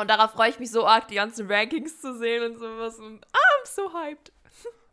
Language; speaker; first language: German; native; German